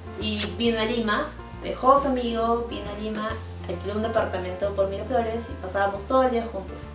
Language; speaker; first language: Spanish; native; Spanish